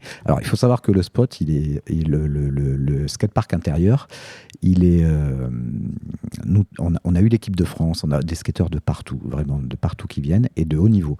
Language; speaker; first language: French; native; French